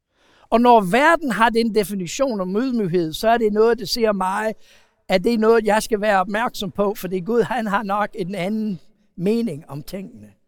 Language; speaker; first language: Danish; non-native, fluent; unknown